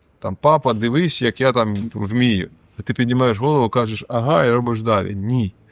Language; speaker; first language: Ukrainian; non-native, local second language; Russian